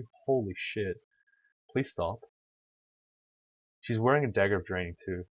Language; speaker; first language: English; native; English